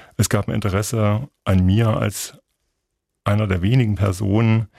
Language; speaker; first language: German; native; German